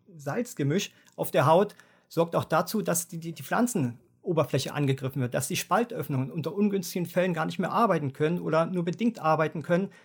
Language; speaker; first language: German; native; German